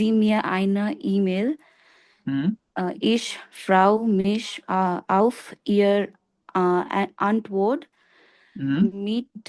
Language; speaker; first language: German; non-native, learner; Nepali